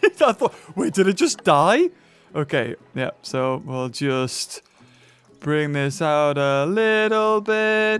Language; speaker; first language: English; native; English